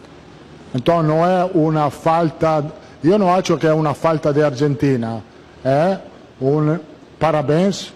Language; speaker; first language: Portuguese; non-native, learner; Italian